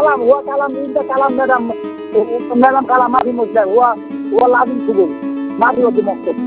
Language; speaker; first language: Arabic; non-native, learner; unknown